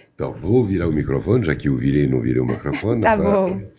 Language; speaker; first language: Portuguese; non-native, fluent; French